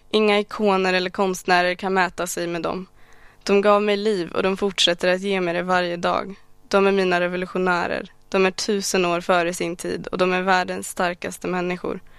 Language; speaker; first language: Swedish; early bilingual, other home language; Arabic